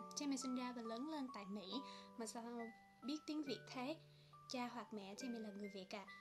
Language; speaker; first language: Vietnamese; early bilingual, heritage; Vietnamese